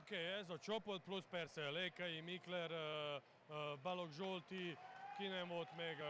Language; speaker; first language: Hungarian; non-native, learner; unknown